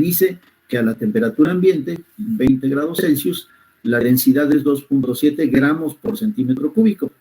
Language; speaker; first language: Spanish; native; Spanish